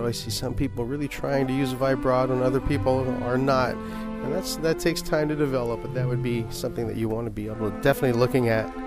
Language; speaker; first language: English; native; English